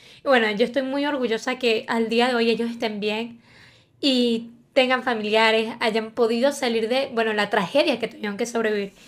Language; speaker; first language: Spanish; native; Spanish